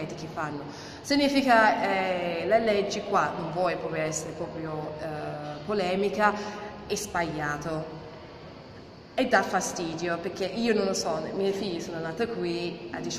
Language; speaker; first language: Italian; non-native, fluent; English